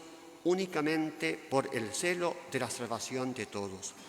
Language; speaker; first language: Spanish; native; Spanish